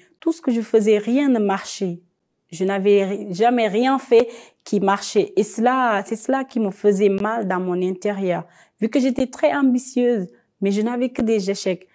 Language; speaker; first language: French; native; French